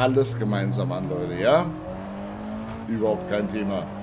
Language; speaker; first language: German; native; German